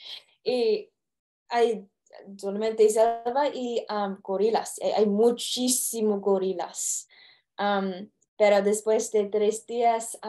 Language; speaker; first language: Spanish; non-native, learner; English